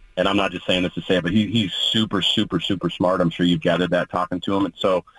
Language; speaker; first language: English; native; English